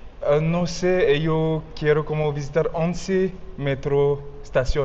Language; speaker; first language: Spanish; non-native, learner; French